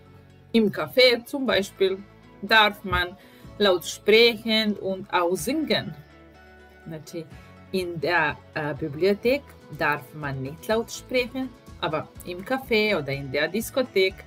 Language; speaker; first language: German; non-native, fluent; Serbian